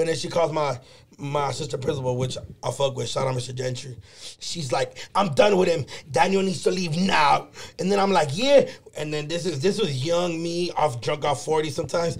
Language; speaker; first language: English; early bilingual, other home language; Spanish